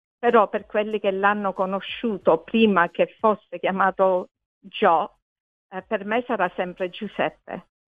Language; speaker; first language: Italian; early bilingual, heritage; Italian